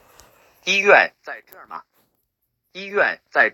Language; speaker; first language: Chinese; non-native, learner; English